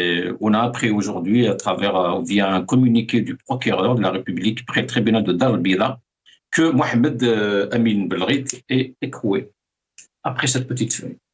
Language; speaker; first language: French; non-native, local second language; Arabic